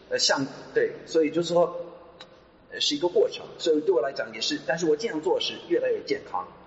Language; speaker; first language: Chinese; non-native, fluent; English